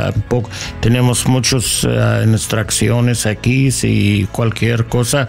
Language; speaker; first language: Spanish; non-native, learner; English